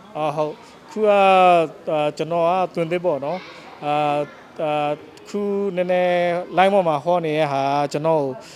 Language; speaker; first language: Burmese; non-native, local second language; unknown